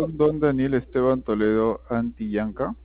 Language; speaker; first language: Spanish; native; Spanish